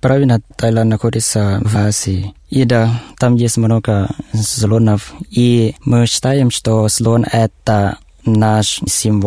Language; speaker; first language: Russian; non-native, learner; Thai